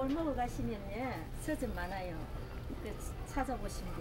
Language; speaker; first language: Korean; native; Korean